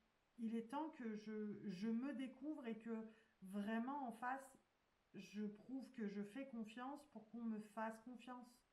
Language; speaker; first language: French; native; French